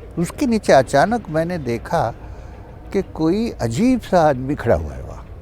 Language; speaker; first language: Hindi; non-native, local second language; Urdu